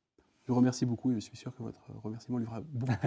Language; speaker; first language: French; native; French